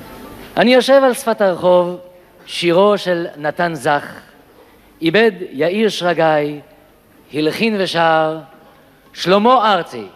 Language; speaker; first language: Hebrew; native; Hebrew